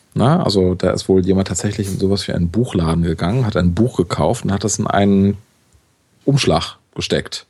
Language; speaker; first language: German; native; German